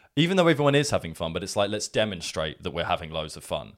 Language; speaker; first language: English; native; English